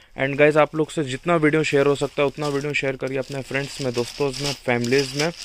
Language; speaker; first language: Hindi; native; Hindi